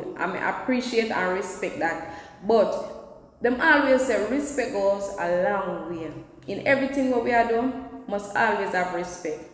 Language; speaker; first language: English; non-native, local second language; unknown